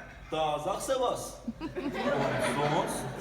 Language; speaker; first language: German; non-native, learner; Persian